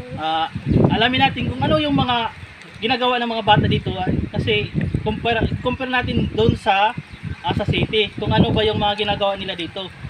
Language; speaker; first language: Filipino; non-native, local second language; Cebuano